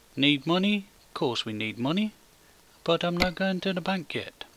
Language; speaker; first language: English; native; English